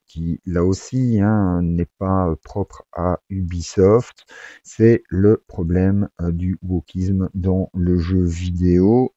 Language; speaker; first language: French; native; French